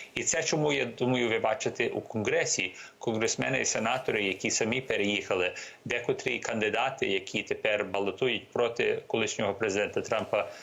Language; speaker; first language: Ukrainian; early bilingual, heritage; Ukrainian